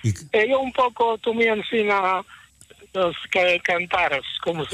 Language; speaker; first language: Spanish; early bilingual, heritage; Hebrew